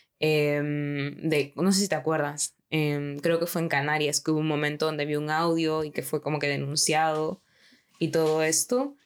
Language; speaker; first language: Spanish; native; Spanish